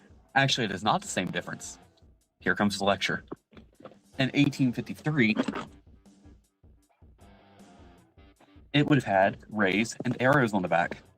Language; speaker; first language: English; native; English